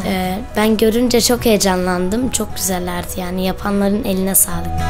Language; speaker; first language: Turkish; early bilingual, other home language; Arabic